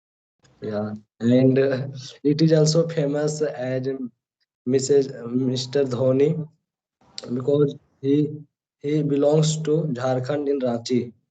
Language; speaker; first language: English; non-native, learner; Hindi